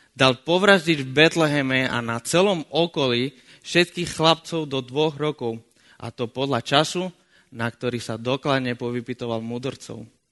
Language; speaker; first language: Slovak; non-native, fluent; Spanish